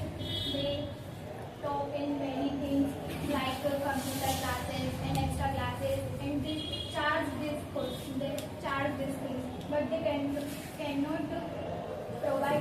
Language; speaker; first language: English; non-native, learner; Hindi